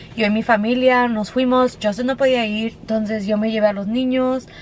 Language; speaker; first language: Spanish; early bilingual, heritage; Spanish